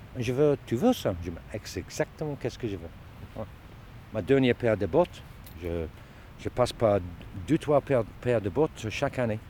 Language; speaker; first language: French; non-native, learner; Dutch